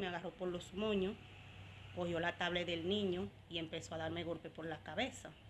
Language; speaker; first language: Spanish; native; Spanish